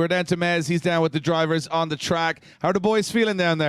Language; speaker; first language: English; native; English